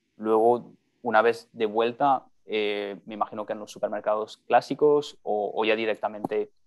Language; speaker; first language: Spanish; non-native, fluent; French